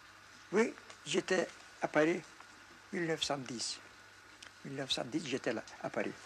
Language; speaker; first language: French; non-native, fluent; Greek